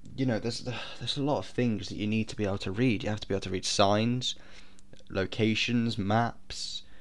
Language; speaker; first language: English; native; English